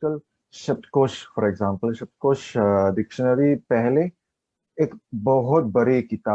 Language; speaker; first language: Hindi; non-native, learner; Chinese